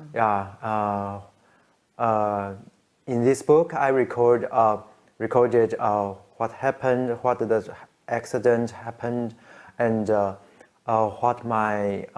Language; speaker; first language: English; non-native, learner; Chinese